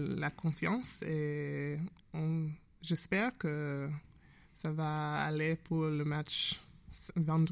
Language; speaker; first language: French; non-native, learner; English